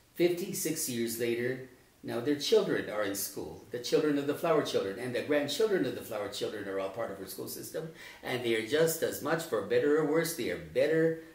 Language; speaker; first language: English; native; English